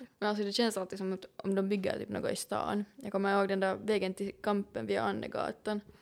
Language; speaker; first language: Swedish; native; Swedish